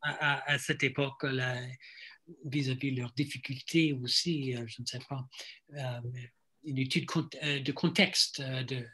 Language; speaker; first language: French; non-native, fluent; English